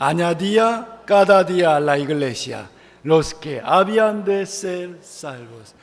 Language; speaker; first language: Spanish; non-native, fluent; Korean